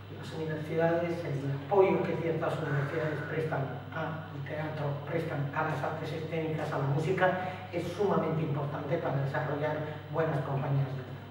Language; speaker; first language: Spanish; native; Spanish